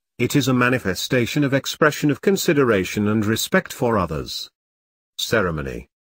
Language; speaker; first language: English; non-native, local second language; Filipino